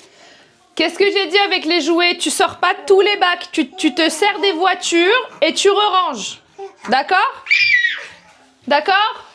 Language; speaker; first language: French; native; French